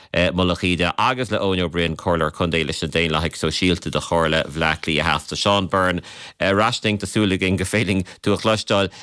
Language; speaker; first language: Irish; native; Irish